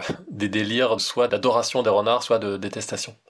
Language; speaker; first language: French; native; French